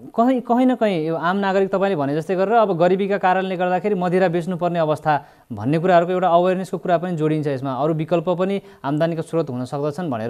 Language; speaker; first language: Nepali; native; Nepali